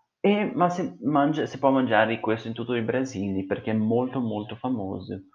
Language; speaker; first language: Italian; non-native, fluent; Portuguese